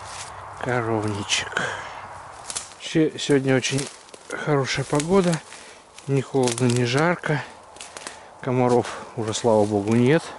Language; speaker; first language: Russian; native; Russian